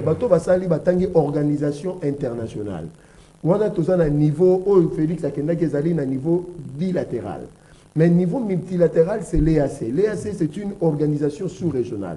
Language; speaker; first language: French; non-native, local second language; Lingala